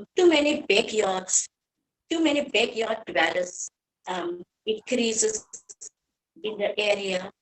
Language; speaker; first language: English; non-native, local second language; Afrikaans